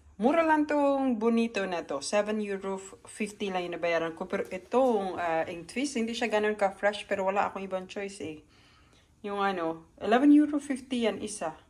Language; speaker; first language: Filipino; non-native, local second language; Cebuano